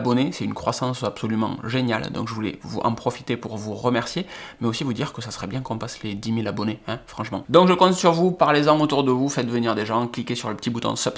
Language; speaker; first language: French; native; French